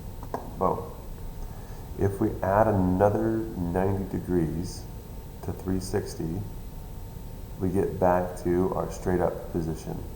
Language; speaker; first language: English; native; English